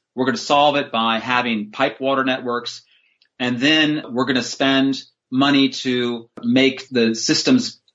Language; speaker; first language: English; native; English